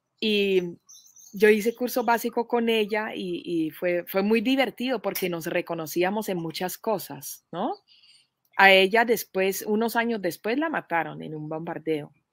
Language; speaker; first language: Spanish; non-native, fluent; Dutch